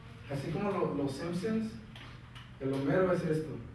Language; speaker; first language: Spanish; early bilingual, heritage; Spanish